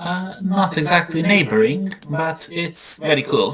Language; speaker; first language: English; non-native, fluent; Serbian